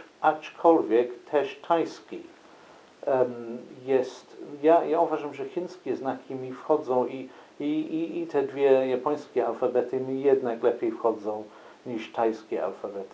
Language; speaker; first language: Polish; non-native, fluent; English